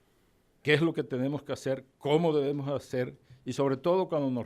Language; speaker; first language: Spanish; native; Spanish